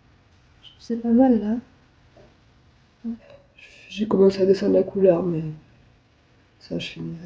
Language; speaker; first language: French; native; French